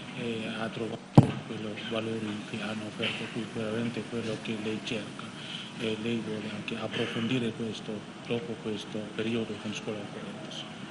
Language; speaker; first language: Italian; non-native, fluent; Indonesian